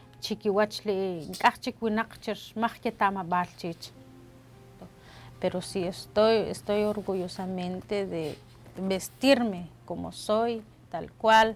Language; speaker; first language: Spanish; non-native, local second language; Kʼicheʼ